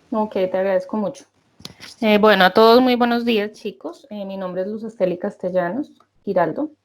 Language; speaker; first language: Spanish; native; Spanish